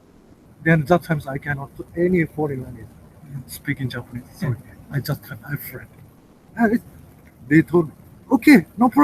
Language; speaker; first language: English; non-native, learner; Japanese